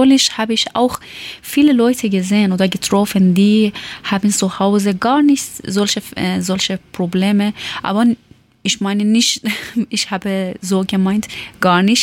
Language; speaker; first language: German; non-native, learner; Persian